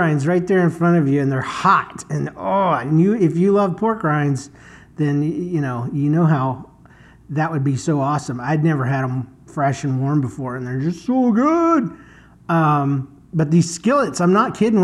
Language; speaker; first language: English; native; English